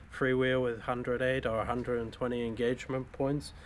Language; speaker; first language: English; native; English